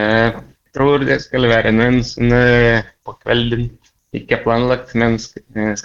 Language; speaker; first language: Norwegian; non-native, fluent; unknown